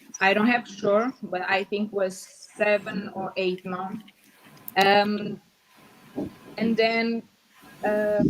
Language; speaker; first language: English; non-native, learner; Portuguese